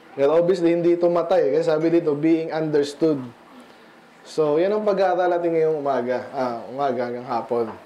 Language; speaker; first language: Filipino; native; Filipino